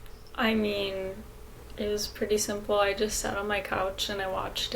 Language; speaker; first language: English; native; English